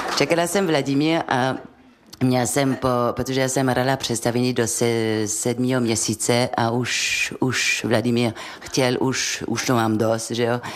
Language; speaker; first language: Czech; non-native, fluent; French